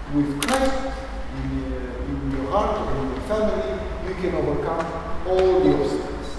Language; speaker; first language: English; non-native, fluent; Romanian